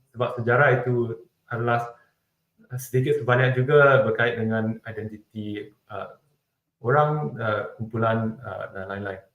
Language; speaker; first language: Malay; non-native, local second language; Chinese